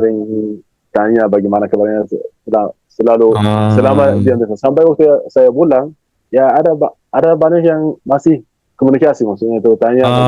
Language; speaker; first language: Indonesian; non-native, fluent; Arabic